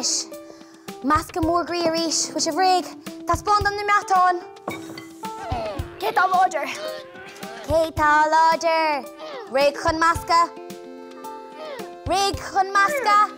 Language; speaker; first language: Irish; native; Irish